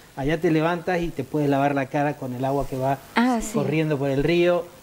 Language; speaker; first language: Spanish; native; Spanish